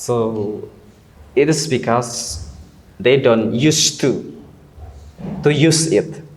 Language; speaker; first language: English; non-native, learner; Indonesian